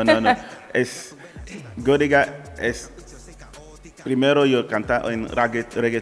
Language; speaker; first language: Spanish; non-native, learner; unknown